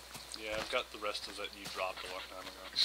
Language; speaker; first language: English; native; English